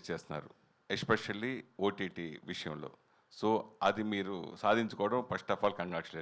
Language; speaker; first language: Telugu; native; Telugu